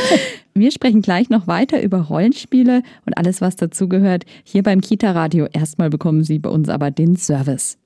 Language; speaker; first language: German; native; German